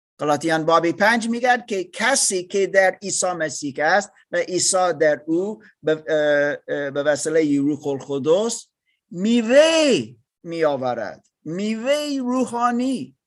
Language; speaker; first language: Persian; non-native, learner; English